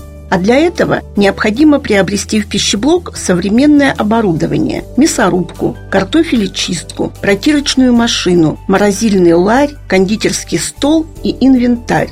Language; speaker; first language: Russian; native; Russian